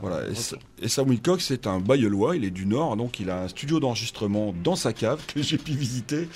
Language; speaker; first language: French; native; French